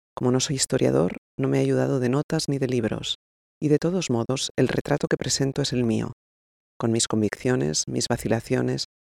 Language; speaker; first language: Spanish; non-native, local second language; Catalan